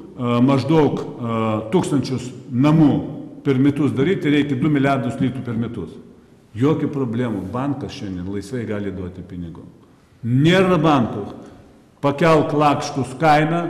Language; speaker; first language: Lithuanian; non-native, fluent; Russian